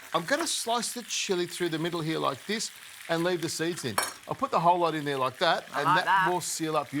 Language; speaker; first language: English; native; English